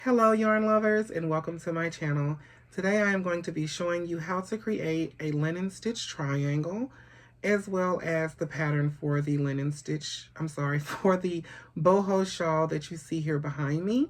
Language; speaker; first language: English; native; English